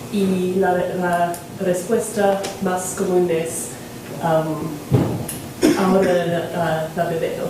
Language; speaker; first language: Spanish; non-native, learner; English